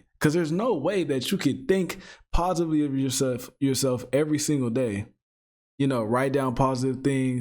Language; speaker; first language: English; native; English